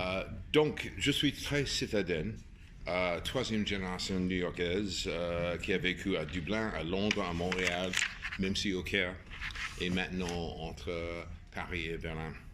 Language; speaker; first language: French; non-native, fluent; English